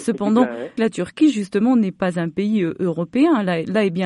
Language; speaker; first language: French; native; French